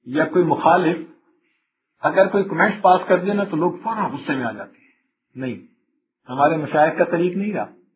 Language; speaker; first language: Urdu; non-native, local second language; Punjabi